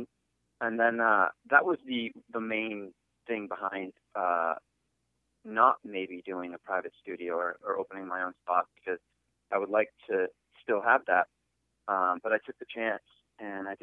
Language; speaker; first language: English; native; English